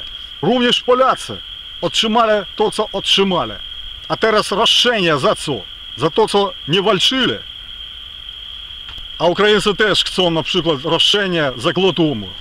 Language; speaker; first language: Polish; non-native, fluent; Ukrainian